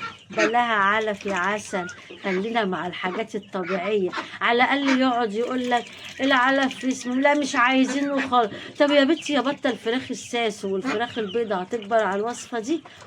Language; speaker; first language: Arabic; native; Arabic